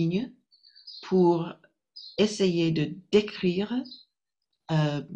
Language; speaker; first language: French; non-native, fluent; English